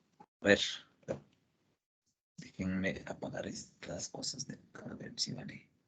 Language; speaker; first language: Spanish; native; Spanish